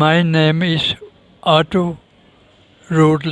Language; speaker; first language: English; non-native, learner; Danish